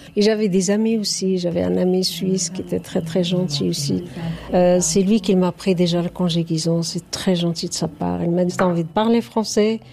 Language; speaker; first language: French; non-native, fluent; Arabic